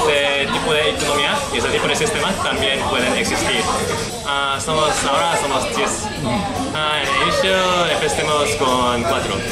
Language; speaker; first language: Spanish; non-native, learner; Korean